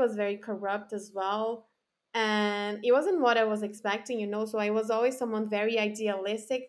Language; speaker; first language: English; non-native, fluent; Portuguese